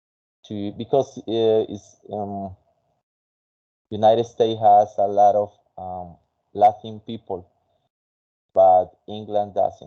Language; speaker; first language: English; non-native, fluent; Spanish